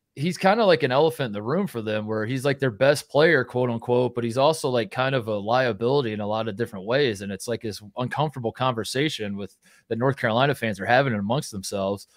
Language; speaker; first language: English; native; English